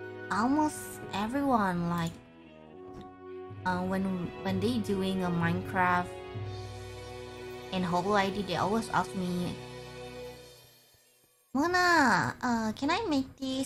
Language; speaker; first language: English; non-native, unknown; Indonesian